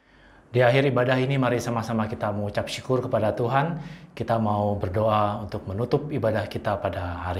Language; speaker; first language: Indonesian; native; Indonesian